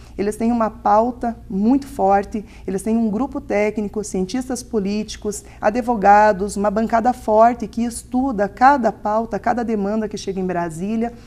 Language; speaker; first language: Portuguese; native; Portuguese